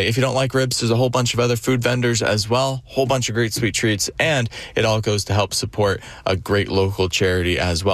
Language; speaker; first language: English; native; English